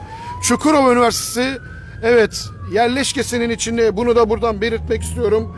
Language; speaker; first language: Turkish; native; Turkish